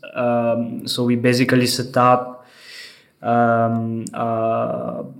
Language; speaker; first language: English; non-native, fluent; Italian